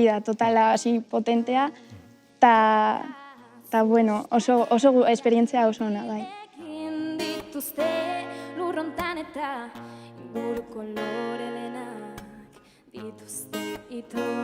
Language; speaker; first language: Basque; non-native, local second language; Spanish